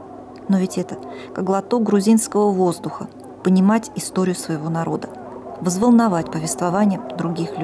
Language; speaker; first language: Russian; native; Russian